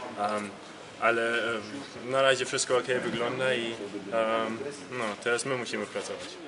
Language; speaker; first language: Polish; early bilingual, heritage; German